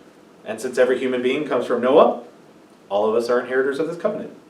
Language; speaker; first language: English; native; English